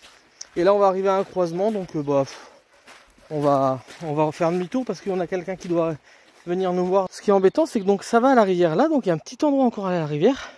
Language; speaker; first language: French; native; French